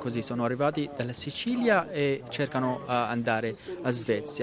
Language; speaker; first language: Italian; non-native, learner; Arabic